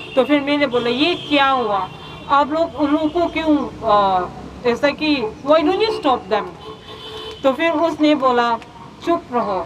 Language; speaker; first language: Hindi; non-native, local second language; Manipuri